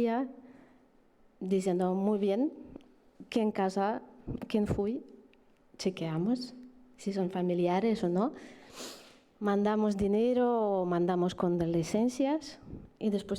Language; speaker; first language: Spanish; non-native, fluent; Ukrainian